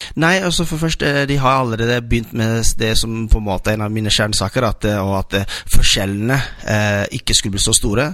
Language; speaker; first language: Norwegian; non-native, fluent; Somali